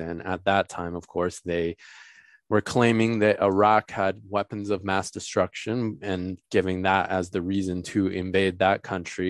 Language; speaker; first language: English; native; English